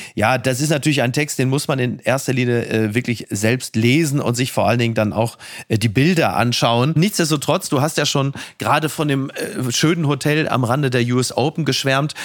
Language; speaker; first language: German; native; German